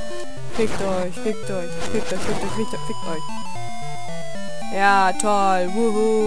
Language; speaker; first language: German; native; German